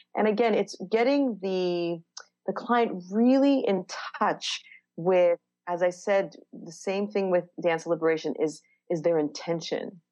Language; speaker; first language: English; non-native, fluent; Hebrew